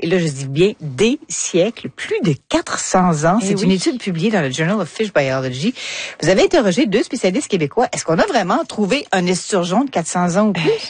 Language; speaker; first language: French; native; French